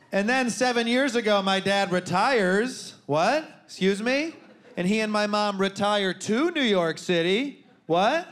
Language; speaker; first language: English; native; English